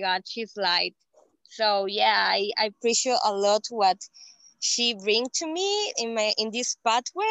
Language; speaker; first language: English; non-native, fluent; Spanish